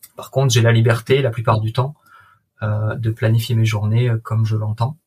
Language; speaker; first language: French; native; French